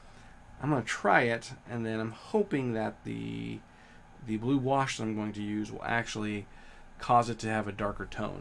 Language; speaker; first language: English; native; English